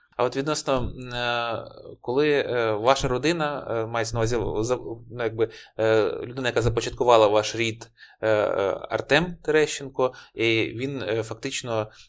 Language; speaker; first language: Ukrainian; native; Ukrainian